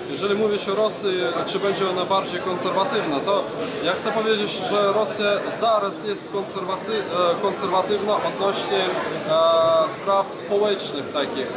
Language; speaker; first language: Polish; non-native, fluent; Belarusian